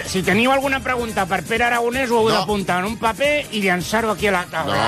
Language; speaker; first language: Catalan; native; Catalan